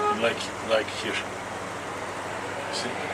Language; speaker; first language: English; non-native, fluent; Kurdish